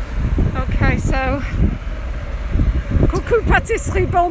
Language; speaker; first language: French; non-native, fluent; English